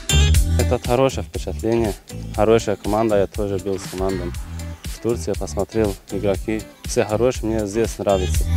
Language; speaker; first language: Russian; non-native, fluent; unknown